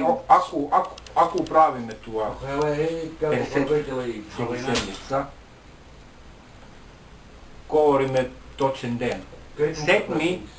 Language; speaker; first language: Bulgarian; non-native, learner; Finnish